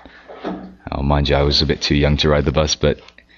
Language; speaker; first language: English; native; English